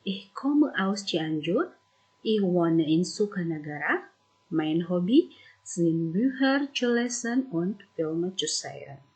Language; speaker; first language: German; non-native, fluent; Indonesian